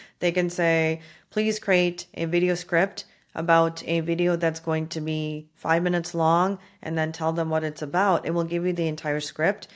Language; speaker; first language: English; native; English